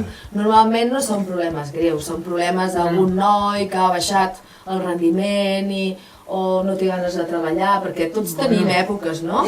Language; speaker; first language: Catalan; native; Catalan